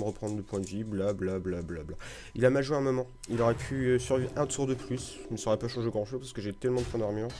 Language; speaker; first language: French; native; French